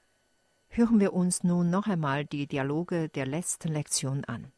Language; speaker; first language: German; non-native, fluent; Chinese